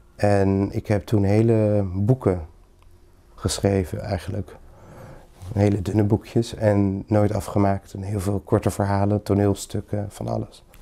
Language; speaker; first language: Dutch; early bilingual, other home language; Greek